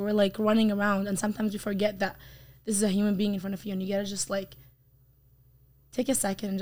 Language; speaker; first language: English; non-native, fluent; Arabic